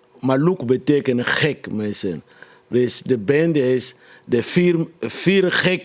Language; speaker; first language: Dutch; non-native, fluent; Lingala